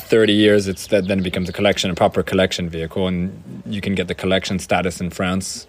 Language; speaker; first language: English; non-native, fluent; French